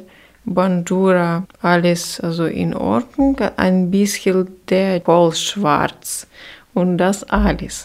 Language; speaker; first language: German; non-native, learner; Ukrainian